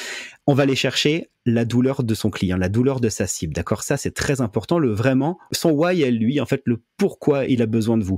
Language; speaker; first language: French; native; French